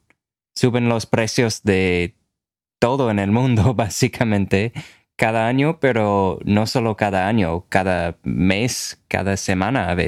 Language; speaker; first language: Spanish; non-native, fluent; English